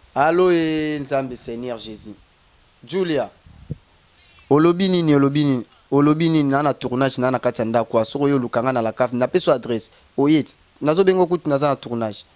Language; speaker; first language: Lingala; native; Lingala